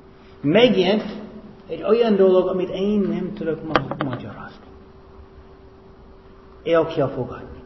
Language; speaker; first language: Hungarian; non-native, fluent; English